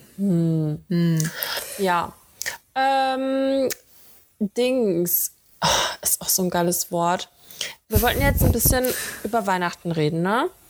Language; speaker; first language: German; early bilingual, other home language; Russian